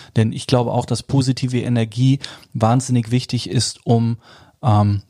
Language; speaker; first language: German; native; German